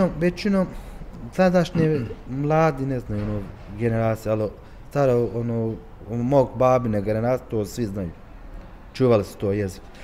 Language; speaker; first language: Croatian; early bilingual, heritage; Turkish